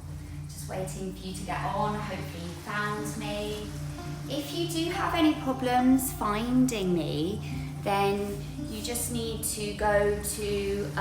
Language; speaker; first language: English; native; English